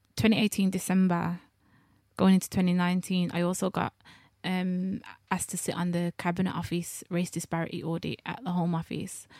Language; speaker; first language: English; native; English